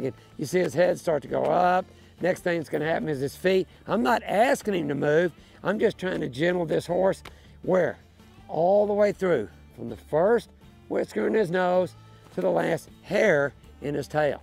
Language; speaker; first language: English; native; English